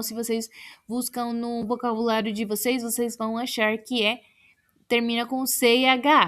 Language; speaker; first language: Portuguese; non-native, fluent; Spanish